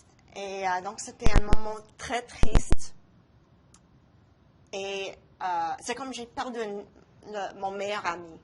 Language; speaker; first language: French; non-native, local second language; English